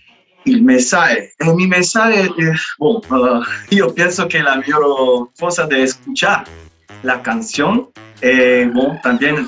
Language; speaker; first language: Spanish; non-native, learner; Italian